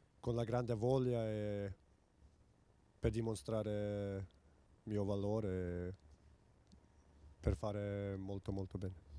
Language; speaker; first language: Italian; non-native, fluent; Serbian